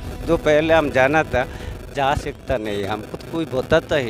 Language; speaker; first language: Hindi; non-native, local second language; Odia